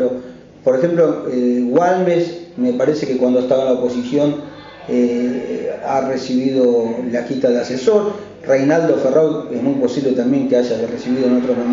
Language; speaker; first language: Spanish; native; Spanish